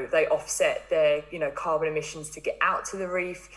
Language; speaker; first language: English; native; English